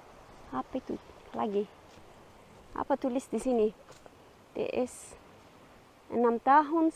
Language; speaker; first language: Indonesian; non-native, learner; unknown